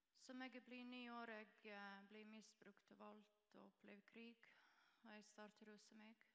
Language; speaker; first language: Norwegian; non-native, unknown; Croatian